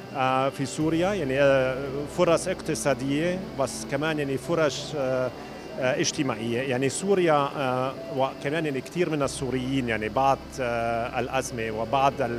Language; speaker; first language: Arabic; non-native, fluent; German